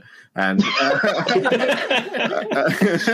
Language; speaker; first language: English; native; English